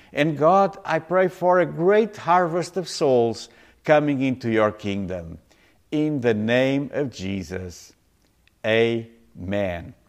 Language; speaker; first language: English; non-native, fluent; Portuguese